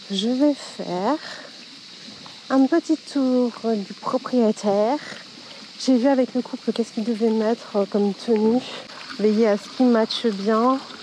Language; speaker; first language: French; native; French